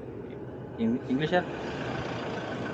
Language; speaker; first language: English; non-native, learner; Cebuano